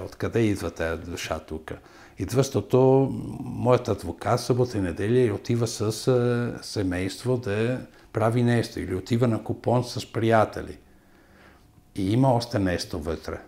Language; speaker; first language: Bulgarian; non-native, fluent; Italian